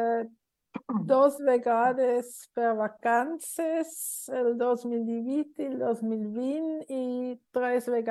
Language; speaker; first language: Catalan; non-native, learner; Swiss German